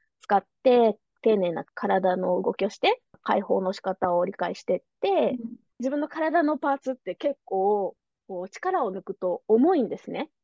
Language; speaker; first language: Japanese; native; Japanese